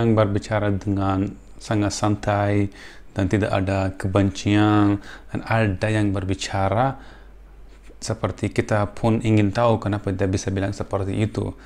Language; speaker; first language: Indonesian; non-native, fluent; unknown